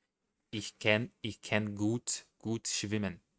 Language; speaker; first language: German; non-native, learner; Portuguese